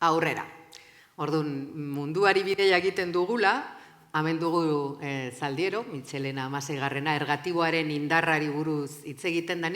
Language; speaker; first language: Basque; native; Basque